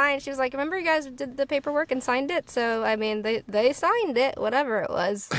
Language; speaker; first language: English; native; English